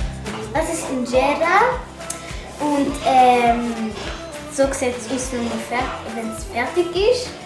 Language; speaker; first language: German; early bilingual, other home language; Tigrinya